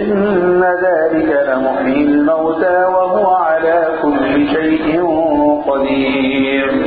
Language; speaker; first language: Arabic; native; Arabic